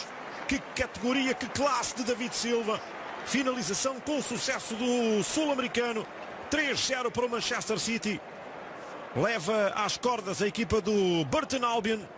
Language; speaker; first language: Portuguese; native; Portuguese